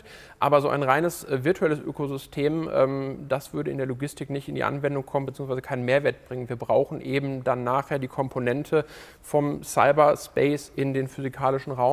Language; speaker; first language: German; native; German